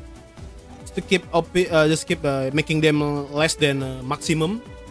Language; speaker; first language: English; non-native, fluent; Indonesian